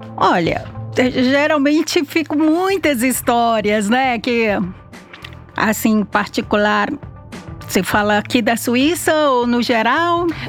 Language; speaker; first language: Portuguese; native; Portuguese